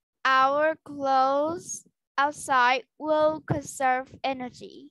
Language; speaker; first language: English; non-native, learner; Vietnamese